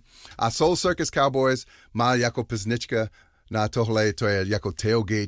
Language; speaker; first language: Czech; non-native, learner; English